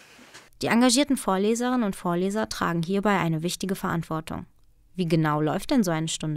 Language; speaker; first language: German; native; German